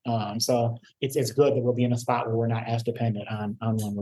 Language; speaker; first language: English; native; English